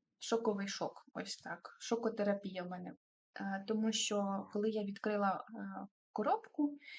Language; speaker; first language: Ukrainian; non-native, local second language; Russian